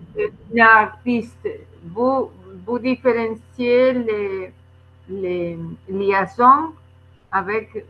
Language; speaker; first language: French; non-native, learner; Spanish